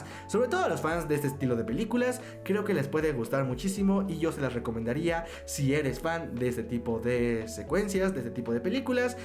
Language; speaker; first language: Spanish; native; Spanish